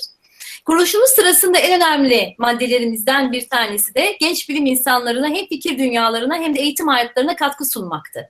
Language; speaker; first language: Turkish; native; Turkish